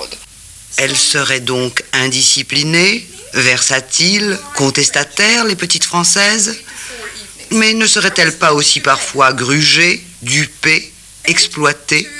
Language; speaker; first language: French; native; French